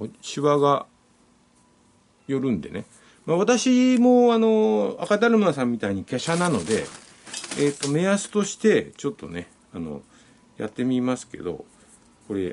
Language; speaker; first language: Japanese; native; Japanese